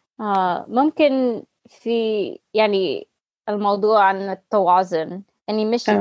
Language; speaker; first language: Arabic; non-native, learner; English